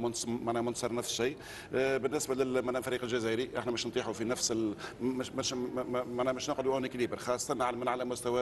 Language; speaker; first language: Arabic; native; Arabic